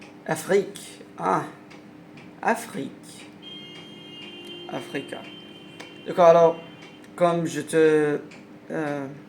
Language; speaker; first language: French; non-native, learner; Arabic